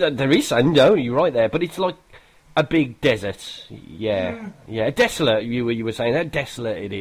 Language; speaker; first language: English; native; English